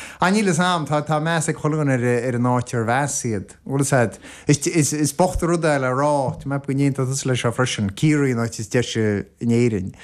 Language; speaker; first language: Irish; native; Irish